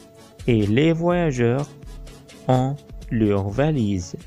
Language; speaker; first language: French; non-native, fluent; Arabic